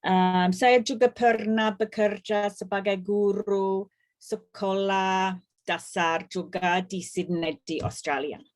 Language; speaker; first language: Indonesian; non-native, fluent; English